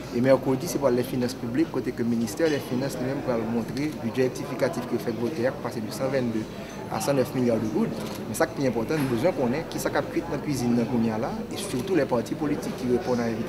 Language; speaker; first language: French; non-native, local second language; Haitian Creole